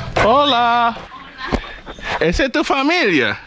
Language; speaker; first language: Spanish; non-native, learner; English